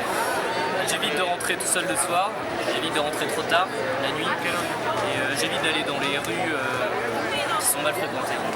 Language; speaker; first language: French; native; French